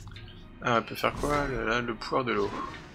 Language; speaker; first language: French; native; French